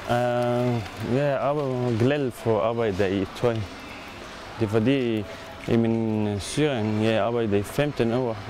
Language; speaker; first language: Danish; non-native, learner; Arabic